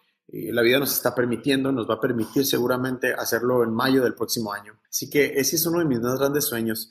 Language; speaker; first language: Spanish; native; Spanish